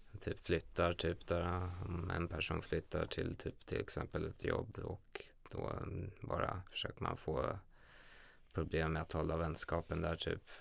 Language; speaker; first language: Swedish; native; Swedish